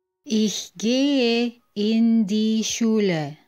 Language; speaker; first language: German; non-native, fluent; Indonesian